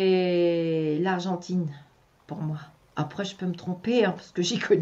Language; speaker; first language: French; native; French